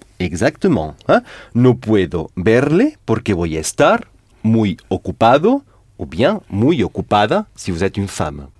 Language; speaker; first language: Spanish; non-native, fluent; French